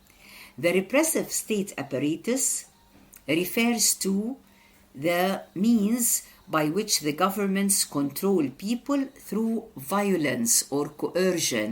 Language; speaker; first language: English; non-native, fluent; Arabic